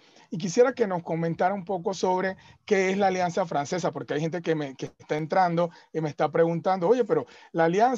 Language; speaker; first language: Spanish; native; Spanish